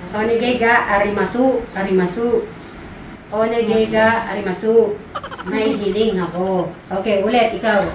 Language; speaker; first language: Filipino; native; Filipino